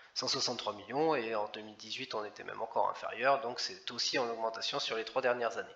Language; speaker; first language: French; native; French